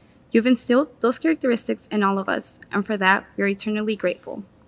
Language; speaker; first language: English; early bilingual, other home language; Spanish